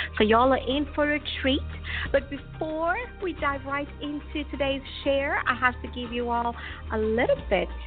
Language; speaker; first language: English; native; English